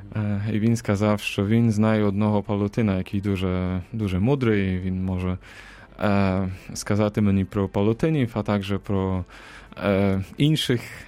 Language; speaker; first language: Ukrainian; non-native, fluent; Polish